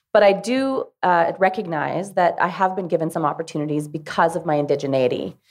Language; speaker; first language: English; native; English